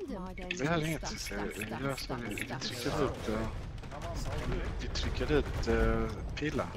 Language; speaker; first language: Swedish; early bilingual, other home language; Turkish